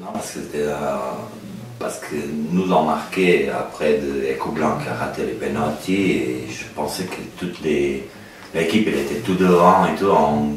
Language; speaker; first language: French; non-native, learner; Portuguese